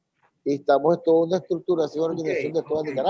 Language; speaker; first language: Spanish; native; Spanish